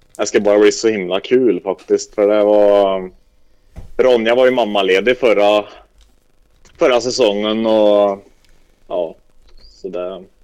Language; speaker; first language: Swedish; native; Swedish